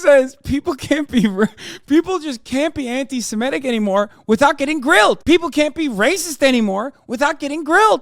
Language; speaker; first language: English; native; English